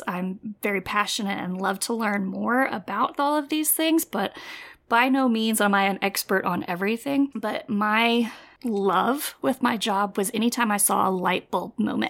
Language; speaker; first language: English; native; English